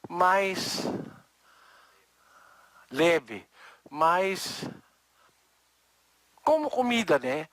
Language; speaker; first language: Portuguese; non-native, learner; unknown